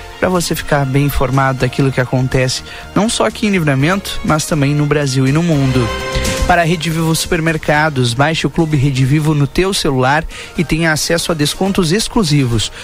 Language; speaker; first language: Portuguese; native; Portuguese